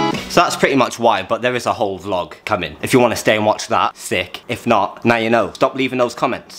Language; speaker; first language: English; native; English